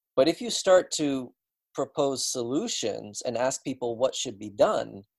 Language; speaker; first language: English; native; English